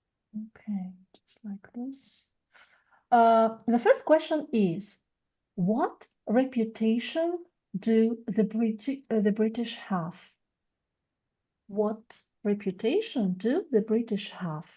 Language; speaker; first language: English; non-native, fluent; Russian